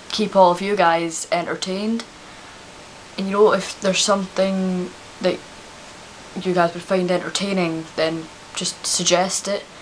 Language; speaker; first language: English; native; English